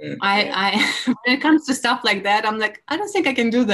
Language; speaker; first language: English; non-native, fluent; Russian